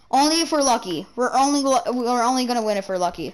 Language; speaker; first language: English; native; English